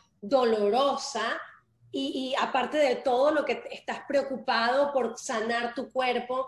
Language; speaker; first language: Spanish; early bilingual, heritage; Spanish